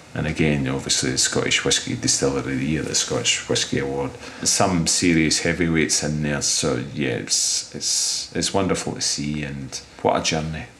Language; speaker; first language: English; native; English